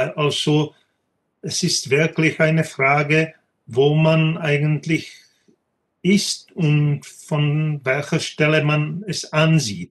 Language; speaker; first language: German; non-native, fluent; Czech